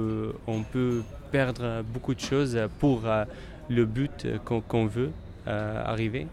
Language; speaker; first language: French; non-native, fluent; Arabic